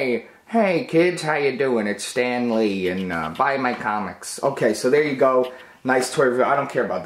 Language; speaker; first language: English; native; English